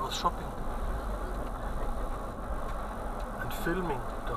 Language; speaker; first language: English; non-native, learner; German